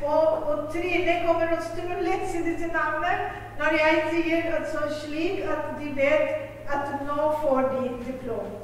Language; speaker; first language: Norwegian; non-native, fluent; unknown